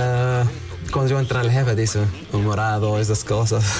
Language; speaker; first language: Spanish; non-native, learner; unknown